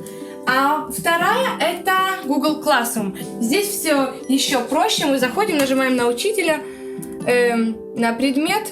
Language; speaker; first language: Russian; early bilingual, other home language; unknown